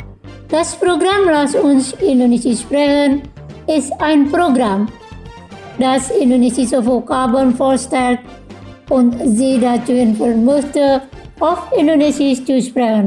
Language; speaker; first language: German; non-native, fluent; Indonesian